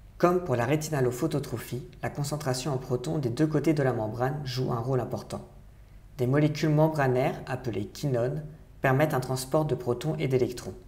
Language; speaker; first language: French; native; French